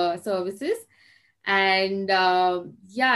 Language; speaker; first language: English; non-native, local second language; Hindi